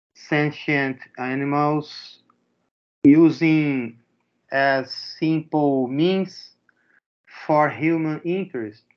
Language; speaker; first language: English; non-native, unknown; Portuguese